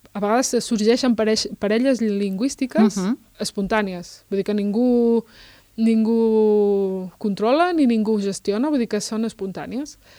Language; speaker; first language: Catalan; early bilingual, other home language; Berber languages